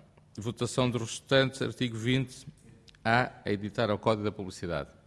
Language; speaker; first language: Portuguese; native; Portuguese